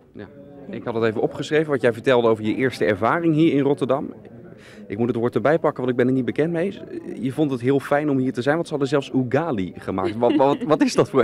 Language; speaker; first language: Dutch; native; Dutch